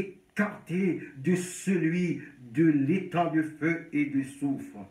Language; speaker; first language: French; non-native, local second language; Haitian Creole